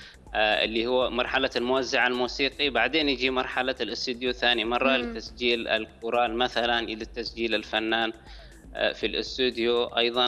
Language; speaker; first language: Arabic; native; Arabic